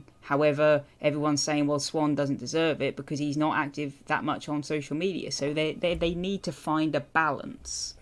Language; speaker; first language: English; native; English